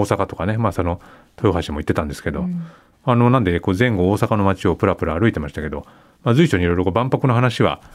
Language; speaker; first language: Japanese; native; Japanese